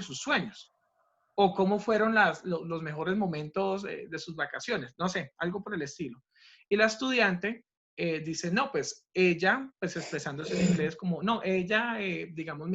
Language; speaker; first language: Spanish; native; Spanish